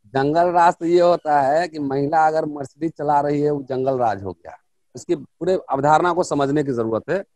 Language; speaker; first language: Hindi; native; Hindi